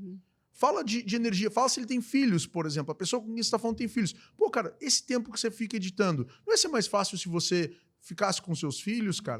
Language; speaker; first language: Portuguese; native; Portuguese